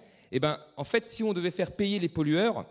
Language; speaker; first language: French; native; French